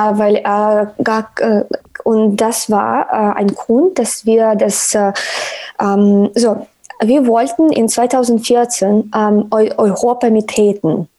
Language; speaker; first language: German; non-native, learner; Ukrainian